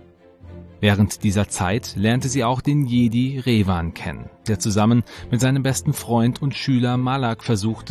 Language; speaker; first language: German; native; German